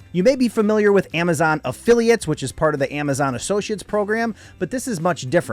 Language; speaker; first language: English; native; English